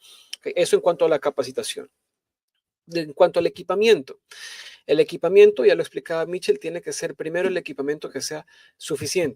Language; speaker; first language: Spanish; native; Spanish